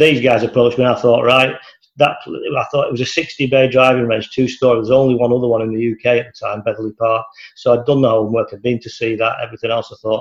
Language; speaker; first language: English; native; English